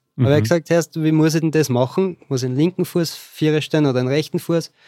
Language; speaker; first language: German; native; German